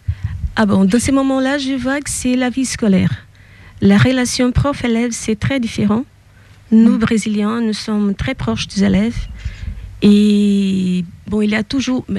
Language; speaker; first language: French; non-native, fluent; Portuguese